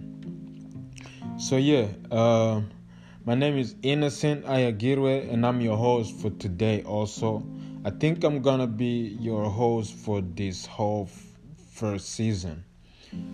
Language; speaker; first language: English; non-native, local second language; Kinyarwanda